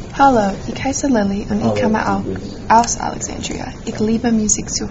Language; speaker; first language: German; non-native, learner; English